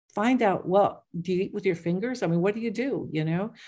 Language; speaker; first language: English; native; English